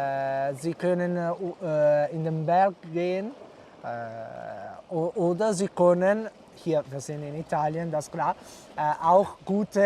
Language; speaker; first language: German; non-native, fluent; Italian